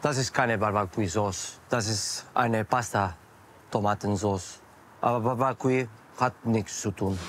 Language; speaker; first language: German; non-native, learner; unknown